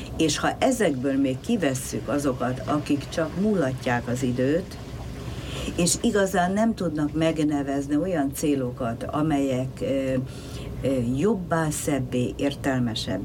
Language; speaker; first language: Hungarian; native; Hungarian